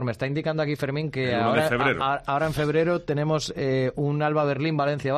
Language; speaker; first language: Spanish; native; Spanish